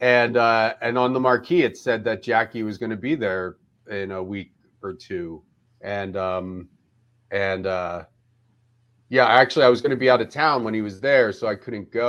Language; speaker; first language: English; native; English